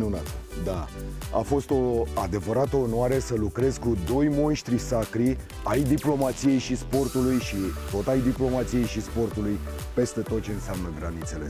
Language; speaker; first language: Romanian; native; Romanian